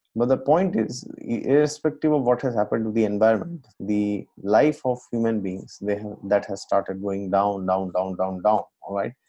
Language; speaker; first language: English; non-native, local second language; Assamese